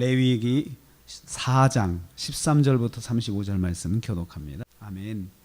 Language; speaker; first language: Korean; native; Korean